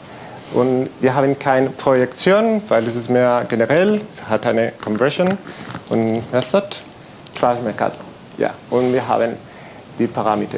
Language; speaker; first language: German; non-native, learner; Spanish